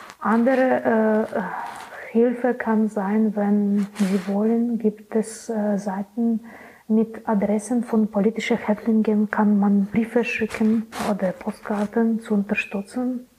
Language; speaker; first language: German; non-native, learner; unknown